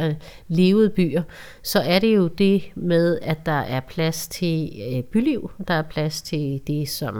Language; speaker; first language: Danish; native; Danish